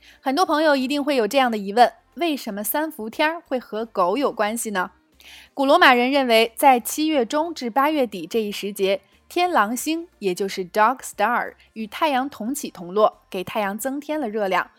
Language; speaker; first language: Chinese; native; Chinese